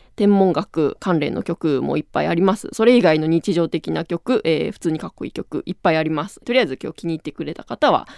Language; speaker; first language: Japanese; native; Japanese